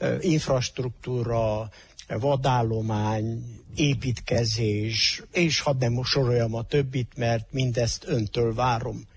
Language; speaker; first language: Hungarian; native; Hungarian